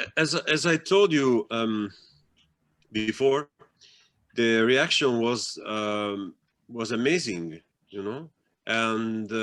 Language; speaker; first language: English; non-native, fluent; Italian